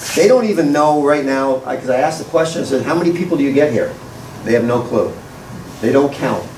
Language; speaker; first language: English; native; English